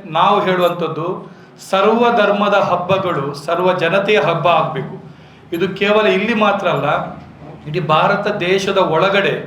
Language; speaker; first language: Kannada; native; Kannada